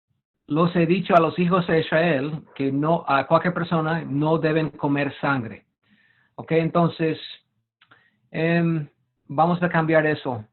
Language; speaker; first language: Spanish; non-native, fluent; English